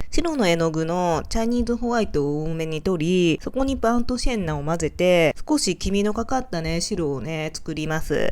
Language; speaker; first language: Japanese; native; Japanese